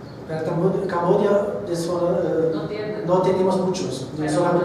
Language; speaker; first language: Spanish; non-native, fluent; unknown